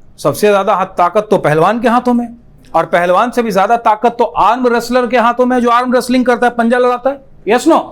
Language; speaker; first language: Hindi; native; Hindi